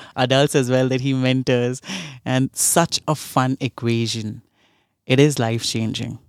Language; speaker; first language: English; non-native, local second language; Hindi